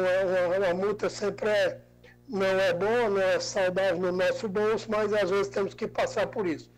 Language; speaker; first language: Portuguese; native; Portuguese